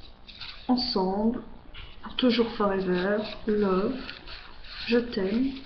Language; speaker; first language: French; native; French